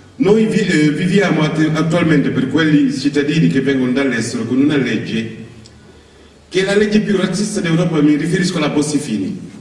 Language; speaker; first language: Italian; non-native, fluent; Wolof